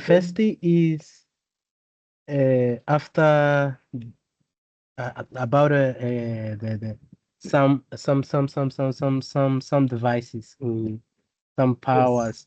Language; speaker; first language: English; non-native, learner; Portuguese